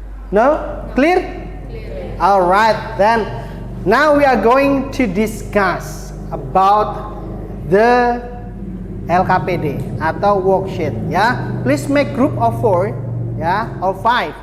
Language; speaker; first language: English; non-native, fluent; Indonesian